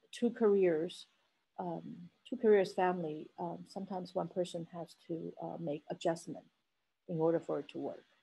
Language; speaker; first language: English; non-native, fluent; Chinese